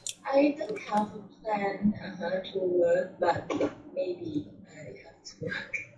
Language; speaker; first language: English; non-native, learner; Thai